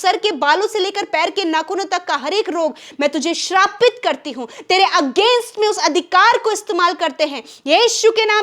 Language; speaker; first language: Hindi; native; Hindi